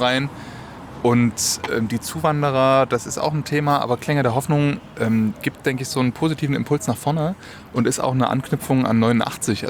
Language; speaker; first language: German; native; German